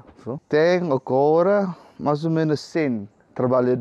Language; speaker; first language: Portuguese; non-native, learner; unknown